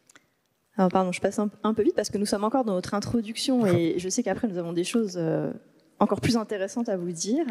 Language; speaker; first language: French; native; French